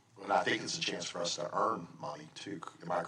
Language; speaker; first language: English; native; English